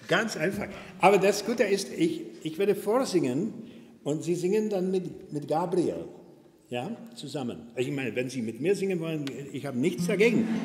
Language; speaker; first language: German; native; German